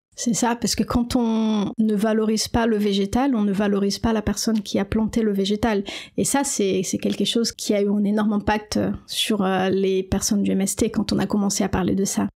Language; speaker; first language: French; non-native, fluent; Portuguese